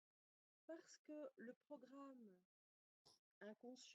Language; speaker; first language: French; native; French